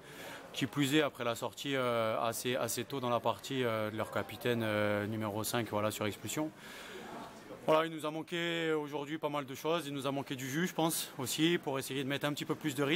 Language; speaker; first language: French; native; French